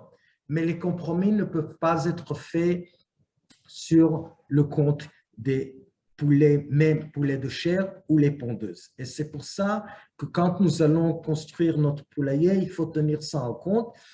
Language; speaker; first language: French; non-native, fluent; Hebrew